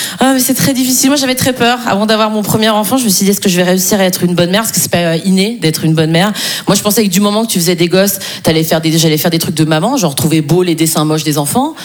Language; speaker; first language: French; native; French